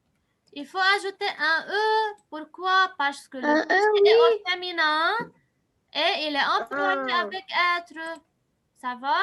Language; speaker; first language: French; non-native, fluent; Arabic